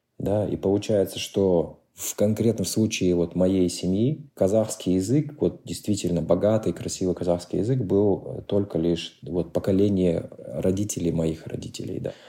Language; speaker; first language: Russian; native; Russian